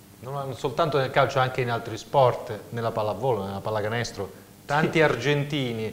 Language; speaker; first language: Italian; native; Italian